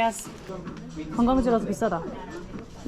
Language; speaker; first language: Spanish; non-native, learner; Korean